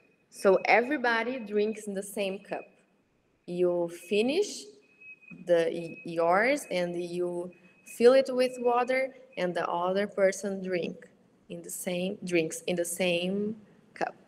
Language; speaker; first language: English; non-native, fluent; Portuguese